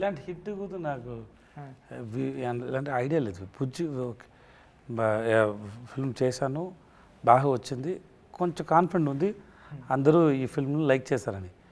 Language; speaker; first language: Telugu; non-native, learner; Tamil